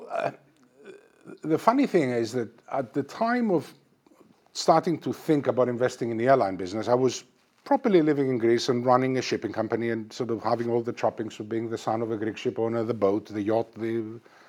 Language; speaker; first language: English; non-native, fluent; Greek